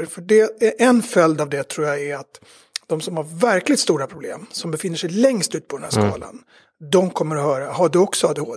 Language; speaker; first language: Swedish; native; Swedish